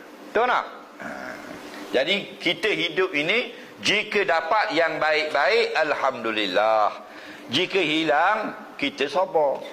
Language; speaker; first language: Malay; native; Malay